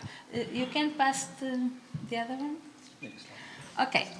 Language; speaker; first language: English; non-native, learner; Portuguese